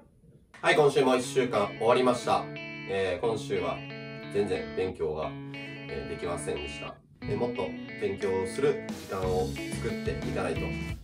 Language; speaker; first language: Japanese; native; Japanese